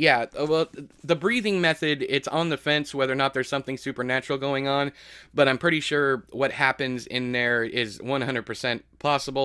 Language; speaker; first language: English; native; English